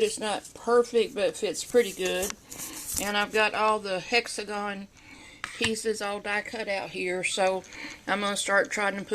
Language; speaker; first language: English; native; English